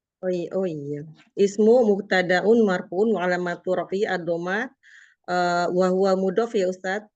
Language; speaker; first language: Arabic; non-native, learner; Indonesian